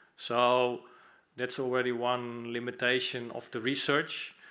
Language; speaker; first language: English; non-native, fluent; Dutch